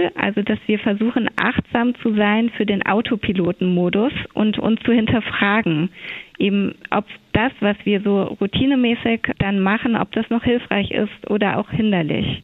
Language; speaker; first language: German; native; German